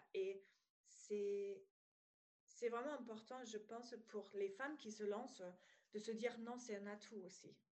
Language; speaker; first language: French; non-native, fluent; German